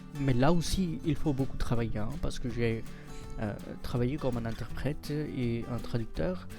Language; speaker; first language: French; non-native, fluent; Marathi